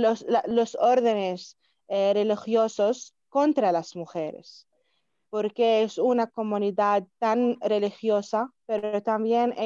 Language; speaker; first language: Spanish; non-native, learner; Arabic